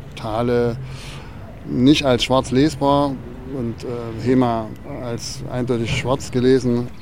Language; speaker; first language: German; native; German